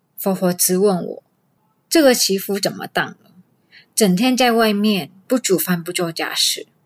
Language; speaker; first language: Chinese; non-native, fluent; Vietnamese